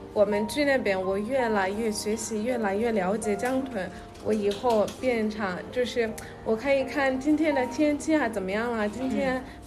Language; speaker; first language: Chinese; non-native, fluent; Swahili